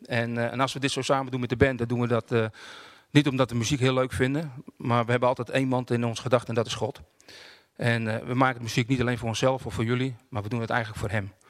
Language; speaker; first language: Dutch; native; Dutch